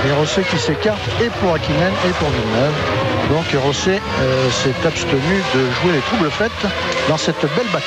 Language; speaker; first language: French; native; French